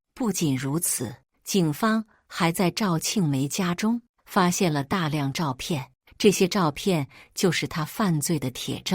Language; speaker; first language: Chinese; native; Chinese